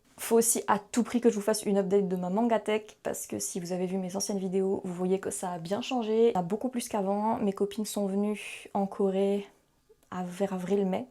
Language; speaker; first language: French; native; French